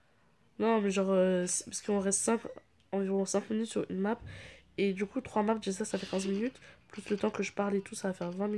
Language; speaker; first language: French; native; French